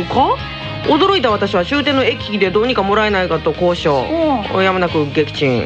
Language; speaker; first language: Japanese; native; Japanese